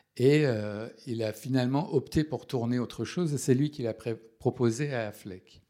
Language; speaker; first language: French; non-native, fluent; Persian